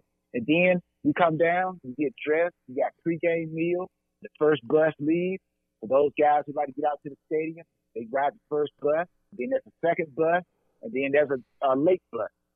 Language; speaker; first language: English; native; English